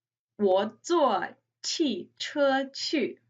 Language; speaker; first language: Chinese; non-native, fluent; English